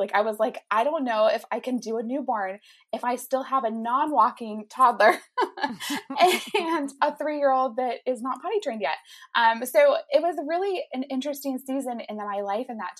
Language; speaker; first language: English; native; English